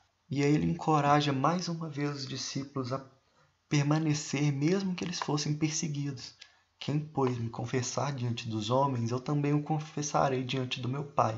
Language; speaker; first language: Portuguese; native; Portuguese